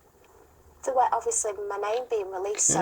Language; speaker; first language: English; native; English